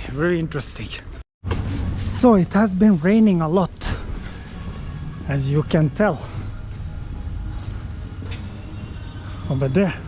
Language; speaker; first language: English; non-native, fluent; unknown